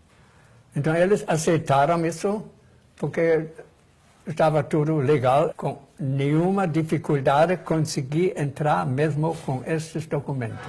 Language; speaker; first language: Portuguese; non-native, fluent; German